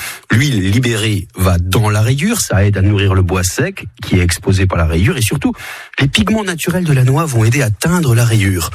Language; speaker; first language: French; native; French